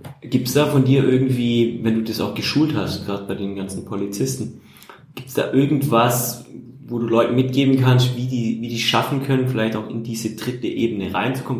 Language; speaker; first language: German; native; German